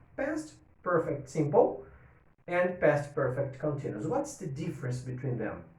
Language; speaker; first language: English; non-native, fluent; Portuguese